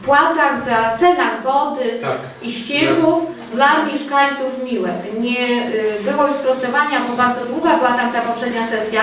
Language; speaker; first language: Polish; native; Polish